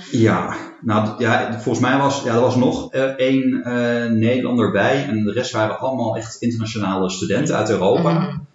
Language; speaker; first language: Dutch; native; Dutch